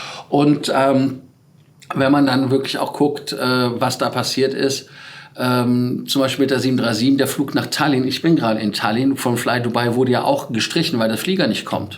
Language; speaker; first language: German; native; German